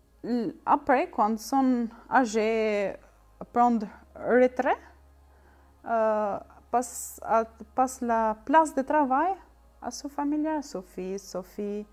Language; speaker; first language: French; non-native, learner; Albanian